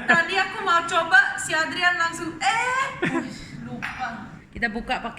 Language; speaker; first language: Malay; early bilingual, heritage; Malay